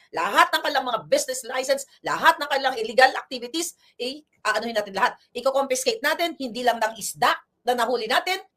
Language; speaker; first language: Filipino; non-native, local second language; Cebuano